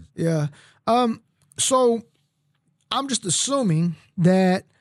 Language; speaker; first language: English; early bilingual, other home language; Spanish